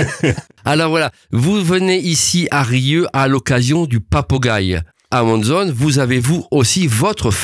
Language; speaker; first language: French; native; French